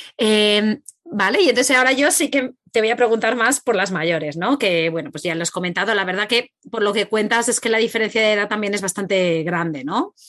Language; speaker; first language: Spanish; native; Spanish